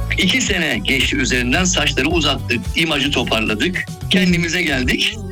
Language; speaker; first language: Turkish; native; Turkish